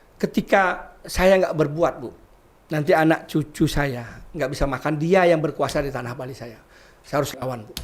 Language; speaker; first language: Indonesian; non-native, local second language; Balinese